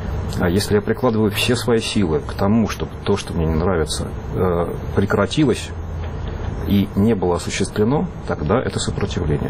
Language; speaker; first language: Russian; native; Russian